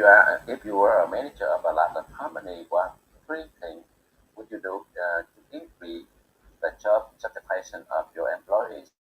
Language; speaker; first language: English; non-native, learner; Bangla